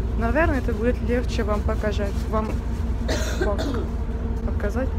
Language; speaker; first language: Russian; non-native, learner; Turkish